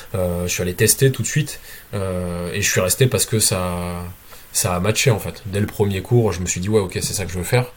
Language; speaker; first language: French; native; French